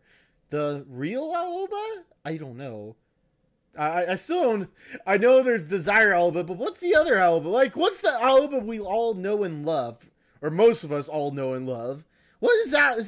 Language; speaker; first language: English; native; English